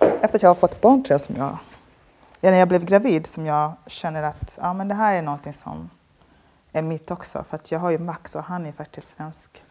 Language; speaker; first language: Swedish; early bilingual, other home language; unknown